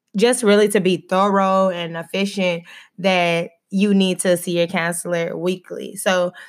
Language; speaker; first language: English; native; English